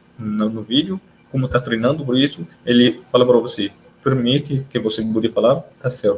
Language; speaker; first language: Portuguese; non-native, learner; Arabic